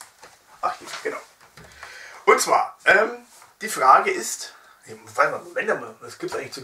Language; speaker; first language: German; native; German